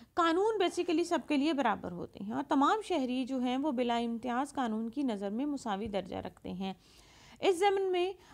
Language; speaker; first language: Urdu; non-native, local second language; Punjabi